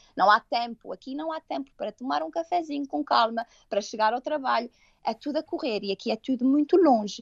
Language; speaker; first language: Portuguese; native; Portuguese